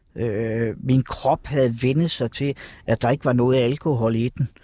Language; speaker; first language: Danish; native; Danish